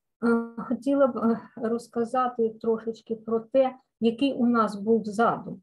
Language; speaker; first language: Ukrainian; native; Ukrainian